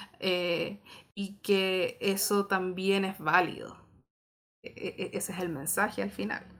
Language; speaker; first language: Spanish; native; Spanish